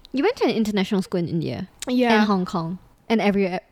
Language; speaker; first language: English; native; English